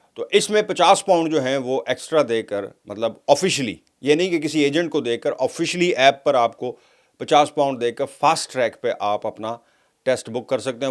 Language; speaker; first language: Urdu; native; Urdu